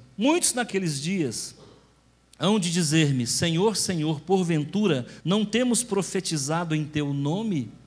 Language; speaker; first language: Portuguese; native; Portuguese